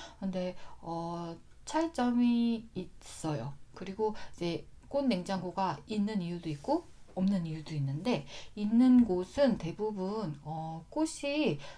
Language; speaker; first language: Korean; native; Korean